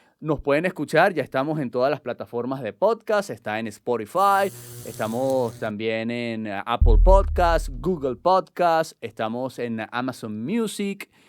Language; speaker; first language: Spanish; native; Spanish